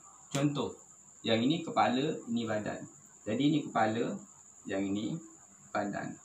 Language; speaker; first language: Malay; native; Malay